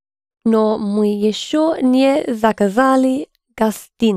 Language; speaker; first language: Russian; non-native, learner; English